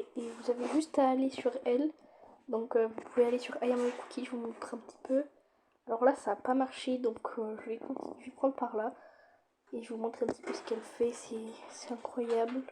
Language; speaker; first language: French; native; French